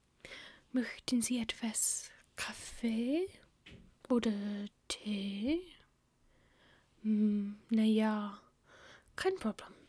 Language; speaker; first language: German; non-native, learner; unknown